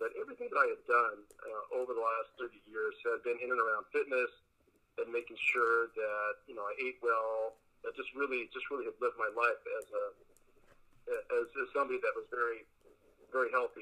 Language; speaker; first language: English; early bilingual, other home language; Spanish